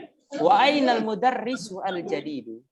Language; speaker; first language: Arabic; non-native, fluent; Indonesian